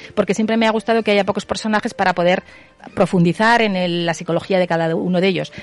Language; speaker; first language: Spanish; native; Spanish